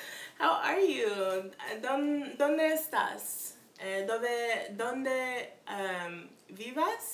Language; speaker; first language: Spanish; non-native, learner; English